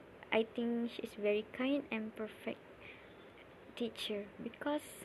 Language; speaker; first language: English; non-native, learner; Malay